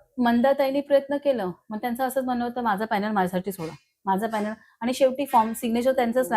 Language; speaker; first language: Marathi; non-native, local second language; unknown